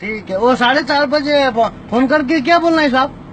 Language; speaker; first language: Hindi; non-native, learner; Nepali